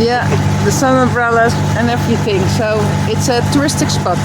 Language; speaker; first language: English; non-native, fluent; Dutch